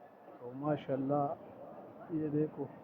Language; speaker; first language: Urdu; non-native, local second language; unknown